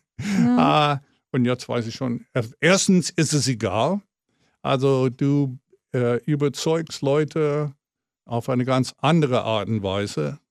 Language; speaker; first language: German; non-native, fluent; English